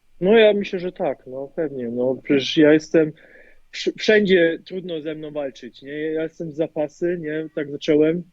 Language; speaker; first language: Polish; early bilingual, heritage; German